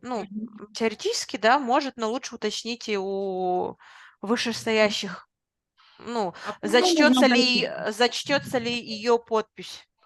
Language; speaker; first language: Russian; non-native, local second language; Kazakh